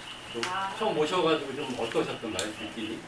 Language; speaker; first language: Korean; native; Korean